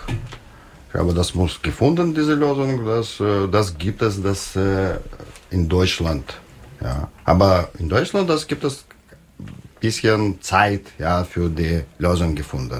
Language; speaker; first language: German; non-native, learner; Russian